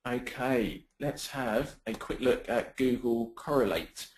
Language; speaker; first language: English; native; English